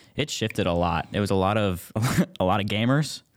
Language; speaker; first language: English; native; English